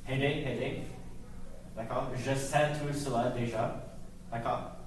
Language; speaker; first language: French; non-native, learner; English